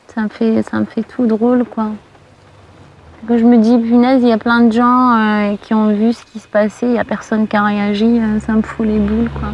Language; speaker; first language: French; early bilingual, other home language; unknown